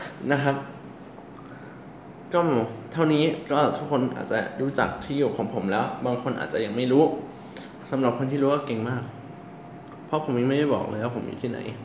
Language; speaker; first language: Thai; non-native, learner; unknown